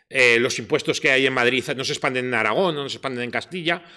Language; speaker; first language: Spanish; native; Spanish